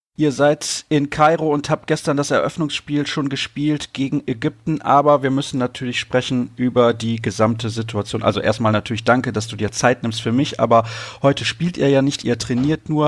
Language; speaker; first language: German; native; German